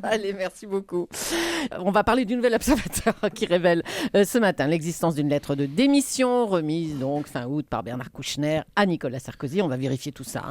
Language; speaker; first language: French; native; French